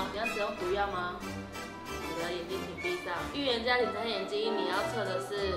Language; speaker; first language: Chinese; native; Chinese